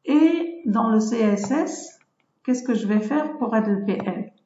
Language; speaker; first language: French; non-native, local second language; Arabic